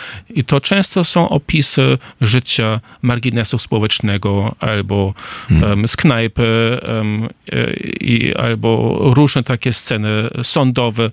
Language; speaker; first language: Polish; non-native, fluent; German